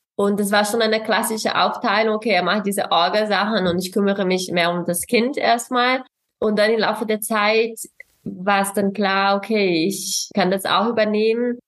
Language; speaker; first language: German; non-native, fluent; Portuguese